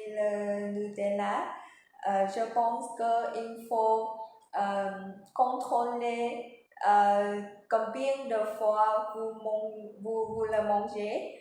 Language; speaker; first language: French; non-native, learner; Vietnamese